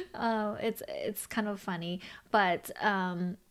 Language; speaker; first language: English; early bilingual, other home language; Chinese